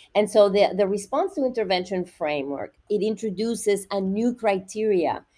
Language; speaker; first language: English; non-native, fluent; Spanish